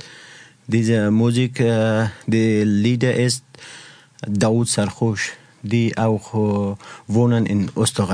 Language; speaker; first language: German; non-native, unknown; Persian